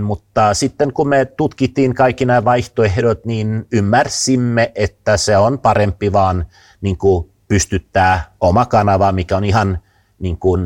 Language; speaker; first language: Finnish; non-native, fluent; Swedish